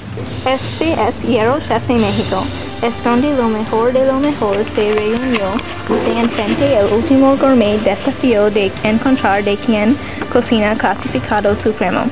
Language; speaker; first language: Spanish; non-native, learner; English